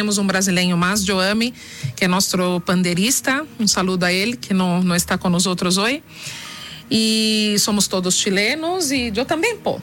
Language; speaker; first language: Spanish; non-native, fluent; Portuguese